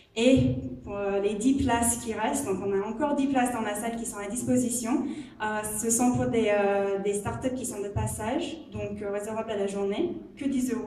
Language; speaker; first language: French; non-native, fluent; English